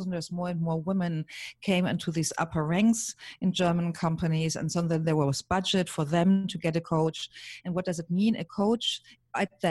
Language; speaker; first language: English; non-native, fluent; German